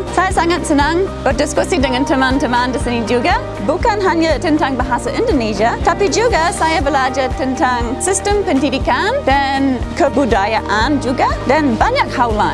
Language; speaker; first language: Indonesian; non-native, learner; English